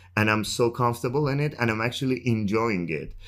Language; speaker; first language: English; non-native, fluent; Persian